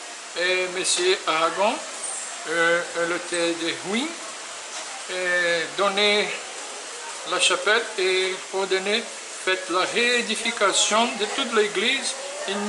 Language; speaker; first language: French; non-native, learner; Portuguese